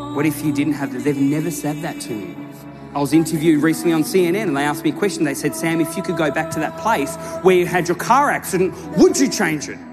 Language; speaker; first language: English; native; English